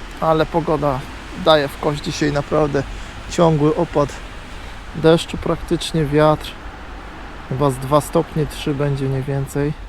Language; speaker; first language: Polish; native; Polish